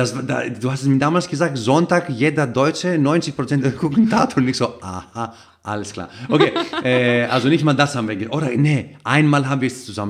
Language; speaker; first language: German; non-native, fluent; Greek